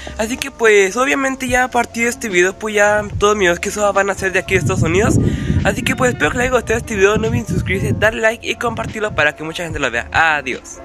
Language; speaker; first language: Spanish; early bilingual, heritage; Spanish